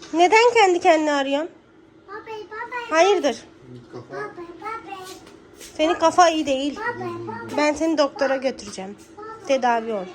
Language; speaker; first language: Turkish; non-native, fluent; Urdu